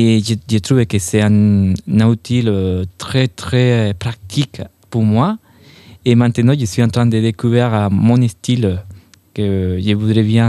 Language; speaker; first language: French; non-native, fluent; Spanish